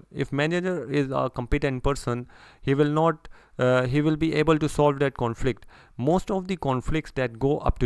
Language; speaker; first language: English; non-native, local second language; Urdu